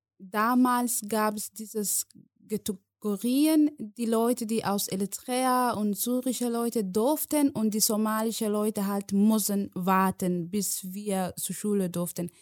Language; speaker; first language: German; non-native, learner; Somali